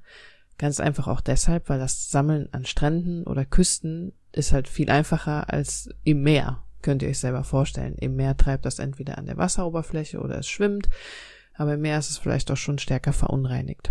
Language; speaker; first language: German; native; German